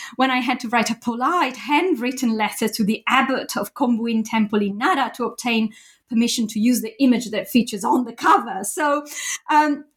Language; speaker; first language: English; non-native, fluent; Italian